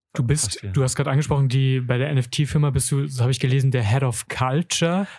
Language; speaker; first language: German; native; German